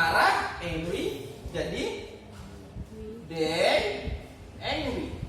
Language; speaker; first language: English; non-native, fluent; Indonesian